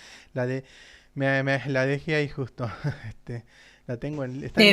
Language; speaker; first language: Spanish; native; Spanish